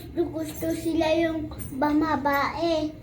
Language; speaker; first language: Filipino; non-native, learner; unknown